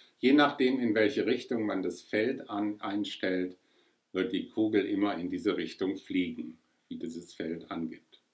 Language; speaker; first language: German; native; German